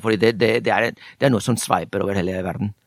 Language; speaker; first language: Norwegian; non-native, fluent; Spanish